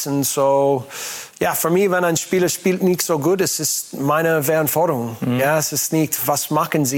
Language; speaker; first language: German; non-native, learner; English